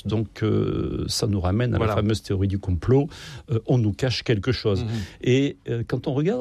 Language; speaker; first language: French; native; French